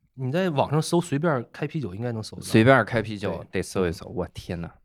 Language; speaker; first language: Chinese; native; Chinese